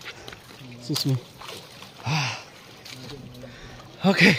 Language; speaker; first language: English; non-native, learner; Indonesian